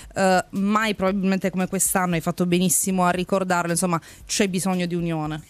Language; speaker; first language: Italian; native; Italian